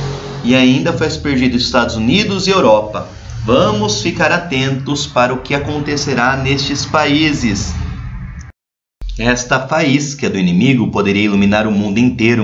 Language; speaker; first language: Portuguese; native; Portuguese